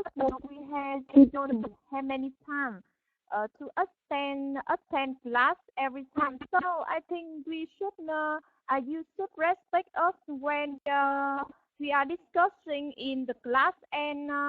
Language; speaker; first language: English; non-native, learner; Vietnamese